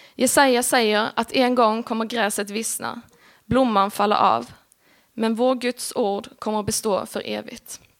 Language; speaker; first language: Swedish; native; Swedish